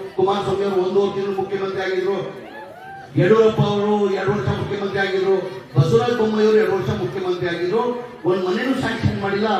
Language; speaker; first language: Kannada; non-native, local second language; Urdu